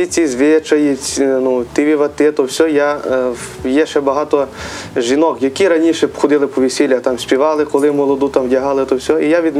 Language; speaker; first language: Ukrainian; native; Ukrainian